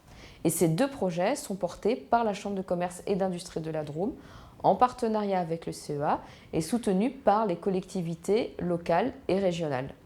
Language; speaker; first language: French; native; French